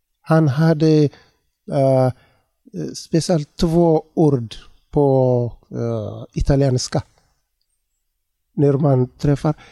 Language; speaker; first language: Swedish; non-native, learner; Tigrinya